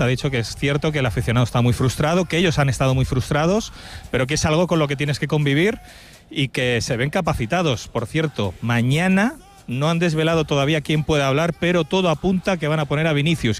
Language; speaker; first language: Spanish; native; Spanish